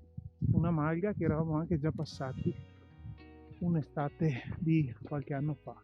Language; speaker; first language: Italian; native; Italian